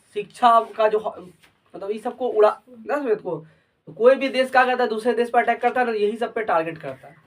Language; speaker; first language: Hindi; native; Hindi